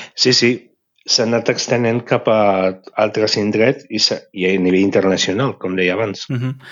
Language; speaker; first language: Catalan; native; Catalan